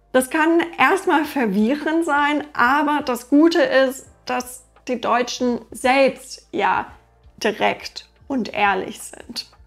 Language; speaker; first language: German; non-native, fluent; English